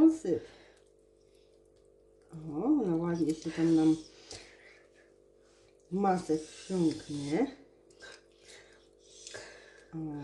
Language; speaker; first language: Polish; native; Polish